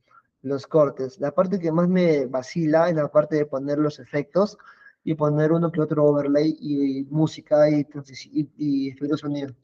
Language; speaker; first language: Spanish; native; Spanish